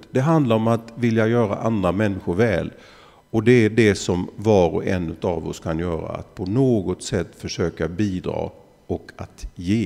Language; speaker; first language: Swedish; native; Swedish